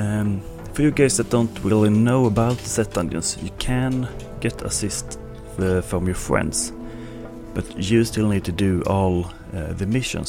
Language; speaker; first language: English; non-native, fluent; Swedish